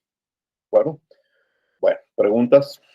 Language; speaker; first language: Spanish; native; Spanish